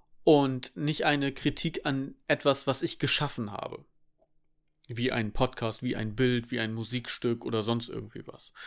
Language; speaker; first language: German; native; German